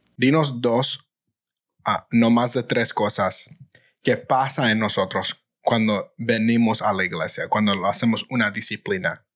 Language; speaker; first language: Spanish; early bilingual, heritage; Spanish